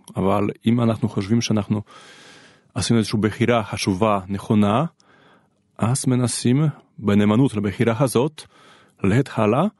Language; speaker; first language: Hebrew; non-native, fluent; Polish